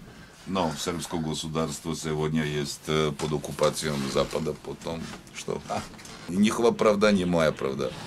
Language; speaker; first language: Russian; non-native, learner; Serbian